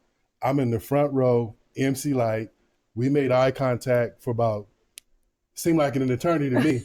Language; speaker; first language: English; native; English